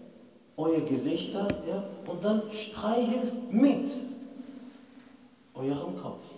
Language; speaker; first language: German; non-native, fluent; Arabic